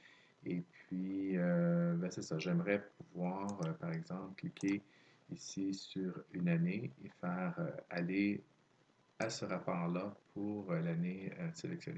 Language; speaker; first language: French; native; French